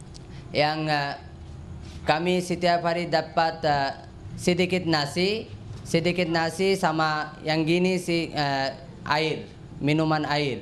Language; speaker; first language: Indonesian; non-native, learner; Rohingya